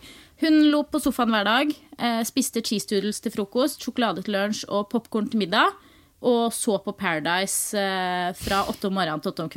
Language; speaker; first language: Norwegian; native; Norwegian